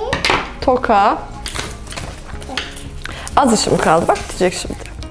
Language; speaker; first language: Turkish; native; Turkish